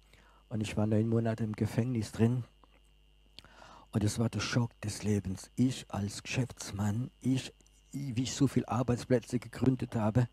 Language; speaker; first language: German; non-native, fluent; French